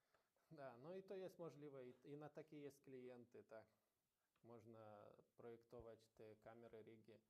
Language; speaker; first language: Polish; non-native, learner; Ukrainian